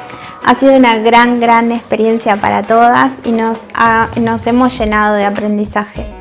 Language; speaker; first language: Spanish; native; Spanish